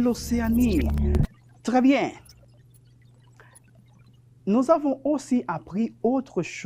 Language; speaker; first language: French; non-native, fluent; Spanish